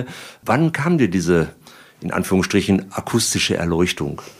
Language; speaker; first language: German; native; German